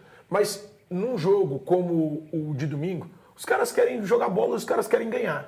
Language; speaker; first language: Portuguese; native; Portuguese